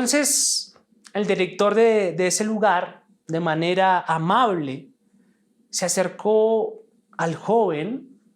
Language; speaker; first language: Spanish; native; Spanish